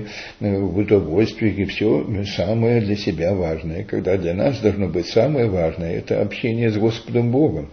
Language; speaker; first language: Russian; early bilingual, heritage; Russian